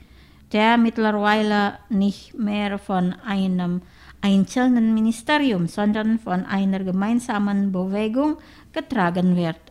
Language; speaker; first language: German; non-native, fluent; Indonesian